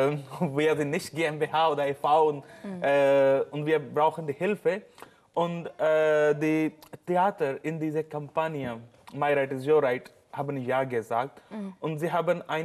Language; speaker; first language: German; non-native, learner; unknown